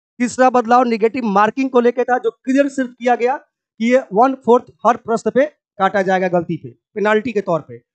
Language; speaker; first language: Hindi; native; Hindi